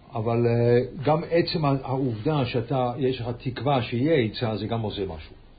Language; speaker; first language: Hebrew; non-native, fluent; English